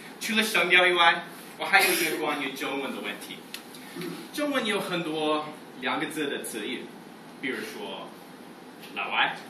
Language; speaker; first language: Chinese; non-native, fluent; English